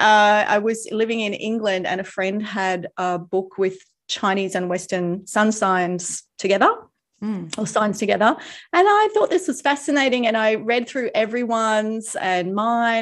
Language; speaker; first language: English; native; English